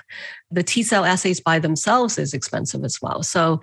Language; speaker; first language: English; non-native, local second language; Cantonese